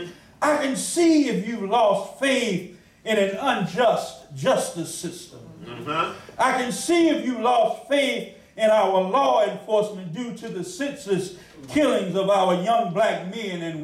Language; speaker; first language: English; native; English